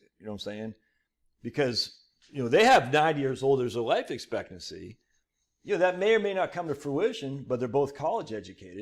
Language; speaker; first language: English; native; English